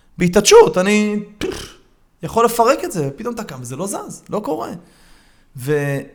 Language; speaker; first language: Hebrew; native; Hebrew